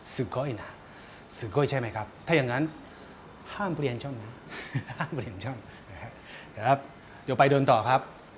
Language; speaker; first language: Thai; non-native, fluent; Japanese